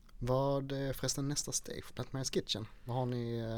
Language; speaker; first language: Swedish; native; Swedish